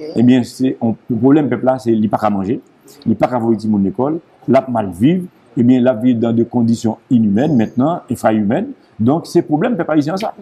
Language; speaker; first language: French; non-native, local second language; Haitian Creole